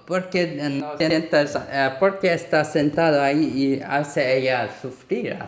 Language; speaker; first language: Spanish; non-native, learner; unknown